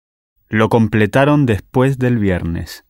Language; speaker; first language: Spanish; non-native, learner; English